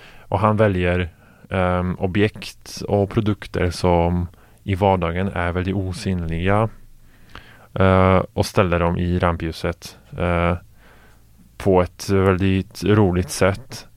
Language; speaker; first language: Swedish; non-native, fluent; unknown